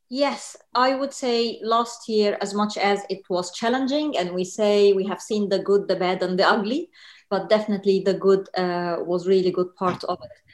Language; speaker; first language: English; non-native, fluent; Arabic